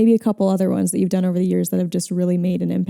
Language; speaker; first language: English; native; English